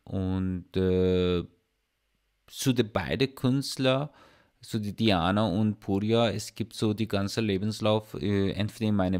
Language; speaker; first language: German; non-native, learner; Persian